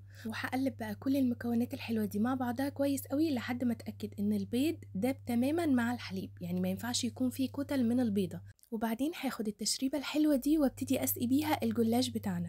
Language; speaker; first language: Arabic; native; Arabic